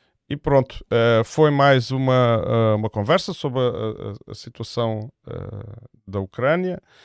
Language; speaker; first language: Portuguese; native; Portuguese